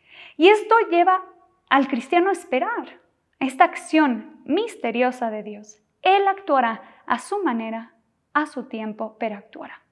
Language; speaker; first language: Spanish; native; Spanish